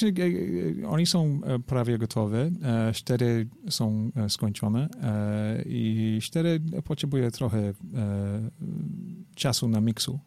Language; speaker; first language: Polish; non-native, learner; English